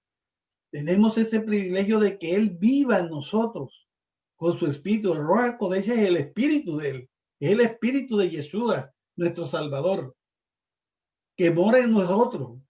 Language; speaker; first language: Spanish; native; Spanish